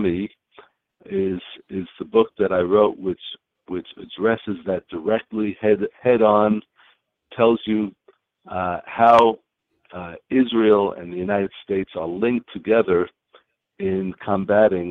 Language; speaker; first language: English; native; English